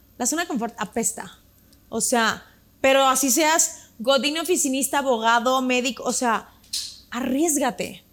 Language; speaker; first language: Spanish; native; Spanish